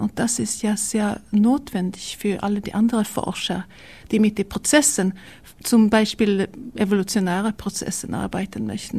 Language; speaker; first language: German; non-native, learner; Swedish